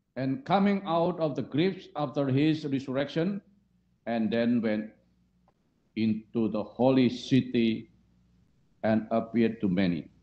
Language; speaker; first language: English; non-native, fluent; Indonesian